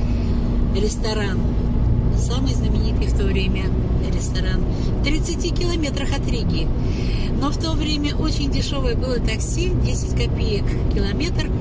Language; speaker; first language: Russian; native; Russian